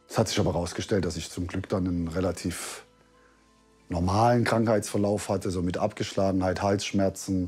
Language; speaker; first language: German; native; German